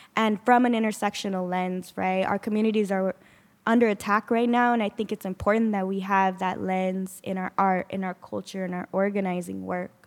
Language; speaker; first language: English; native; English